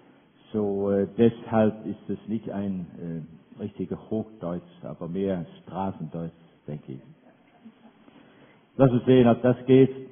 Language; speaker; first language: German; non-native, fluent; Danish